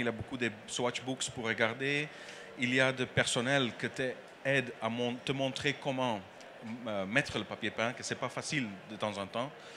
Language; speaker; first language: French; non-native, learner; Dutch